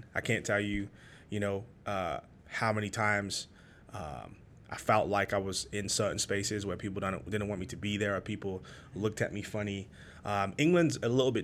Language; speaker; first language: English; native; English